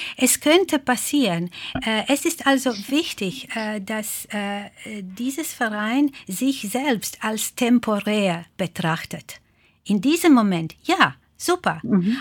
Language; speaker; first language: German; non-native, fluent; Croatian